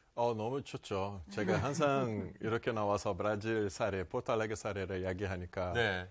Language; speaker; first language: Korean; non-native, fluent; Portuguese